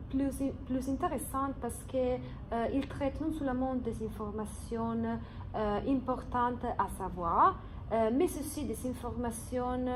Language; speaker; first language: French; non-native, fluent; English